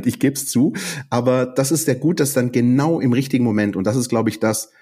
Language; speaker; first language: German; native; German